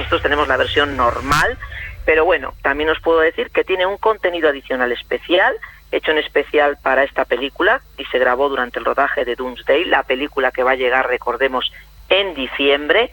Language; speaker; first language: Spanish; native; Spanish